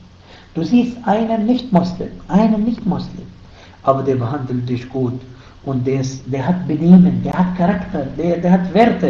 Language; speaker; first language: German; non-native, fluent; Arabic